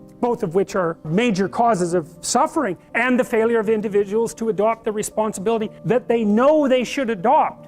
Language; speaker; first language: English; native; English